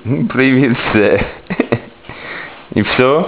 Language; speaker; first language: Russian; non-native, learner; English